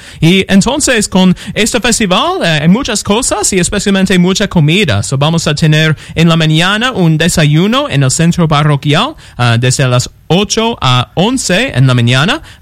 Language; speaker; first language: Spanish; non-native, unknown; English